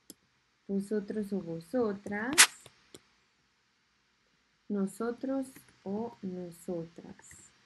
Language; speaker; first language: Spanish; non-native, fluent; French